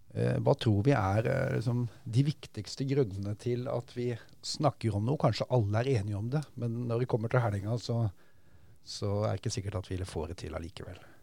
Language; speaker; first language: Norwegian; native; Norwegian